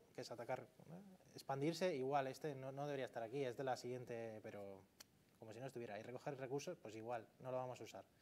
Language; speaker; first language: Spanish; native; Spanish